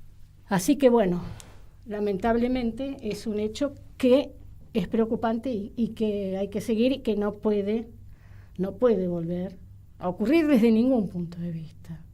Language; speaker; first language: Spanish; native; Spanish